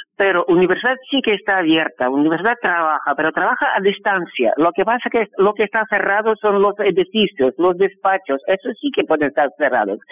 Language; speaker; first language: Spanish; non-native, fluent; Russian